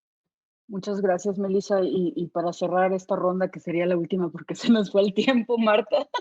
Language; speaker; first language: Spanish; native; Spanish